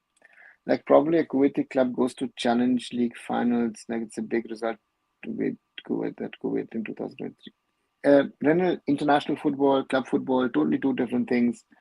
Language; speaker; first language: English; non-native, local second language; Bangla